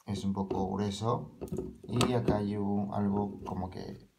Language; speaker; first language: Spanish; native; Spanish